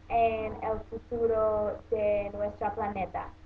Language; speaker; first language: Spanish; non-native, learner; English